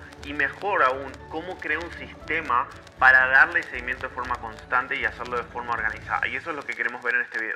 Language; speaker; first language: Spanish; native; Spanish